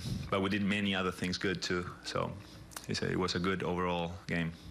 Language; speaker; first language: English; non-native, fluent; Spanish